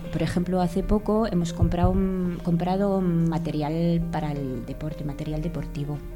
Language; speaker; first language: Spanish; non-native, fluent; French